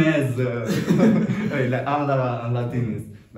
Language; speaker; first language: Turkish; non-native, learner; Italian